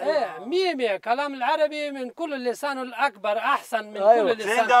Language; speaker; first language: Arabic; non-native, learner; Pashto